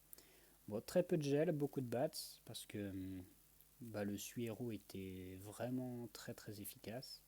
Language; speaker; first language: French; native; French